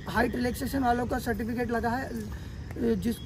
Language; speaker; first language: Hindi; non-native, local second language; Marathi